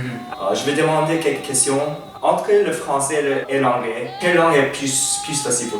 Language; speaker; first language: French; non-native, learner; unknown